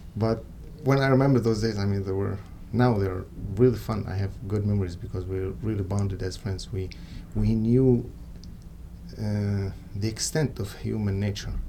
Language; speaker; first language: English; non-native, fluent; Arabic